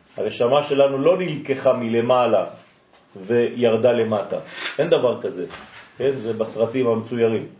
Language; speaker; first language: Hebrew; non-native, fluent; French